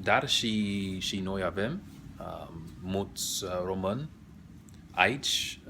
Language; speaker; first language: Romanian; non-native, learner; English